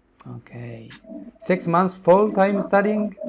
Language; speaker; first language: English; non-native, local second language; Arabic